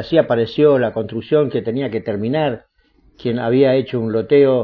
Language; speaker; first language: Spanish; native; Spanish